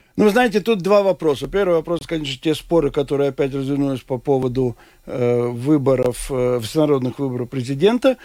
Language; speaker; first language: Russian; non-native, local second language; Latvian